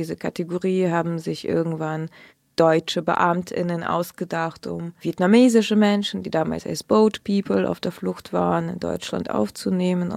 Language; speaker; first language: German; early bilingual, other home language; Russian